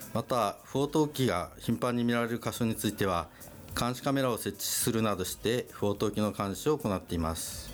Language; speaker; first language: Japanese; native; Japanese